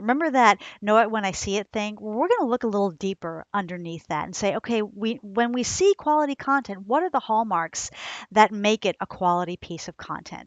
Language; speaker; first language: English; native; English